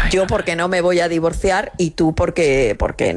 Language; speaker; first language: Spanish; native; Spanish